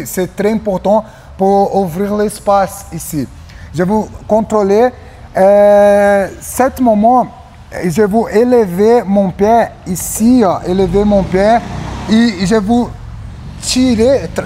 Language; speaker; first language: French; non-native, learner; Portuguese